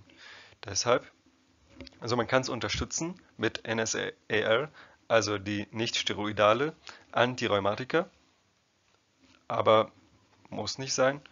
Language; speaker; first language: German; non-native, fluent; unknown